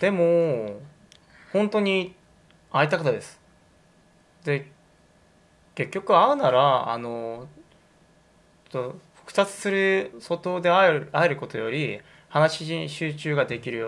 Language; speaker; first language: Japanese; non-native, fluent; Korean